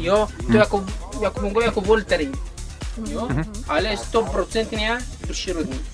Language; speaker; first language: Czech; non-native, fluent; Arabic